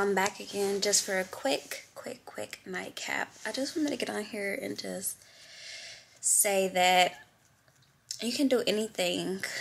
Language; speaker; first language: English; native; English